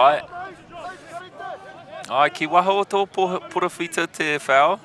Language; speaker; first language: Māori; non-native, local second language; English